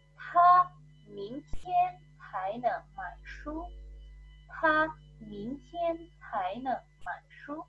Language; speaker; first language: Chinese; non-native, fluent; Indonesian